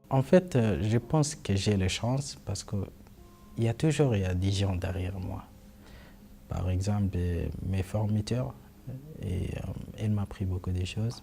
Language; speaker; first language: French; non-native, fluent; Arabic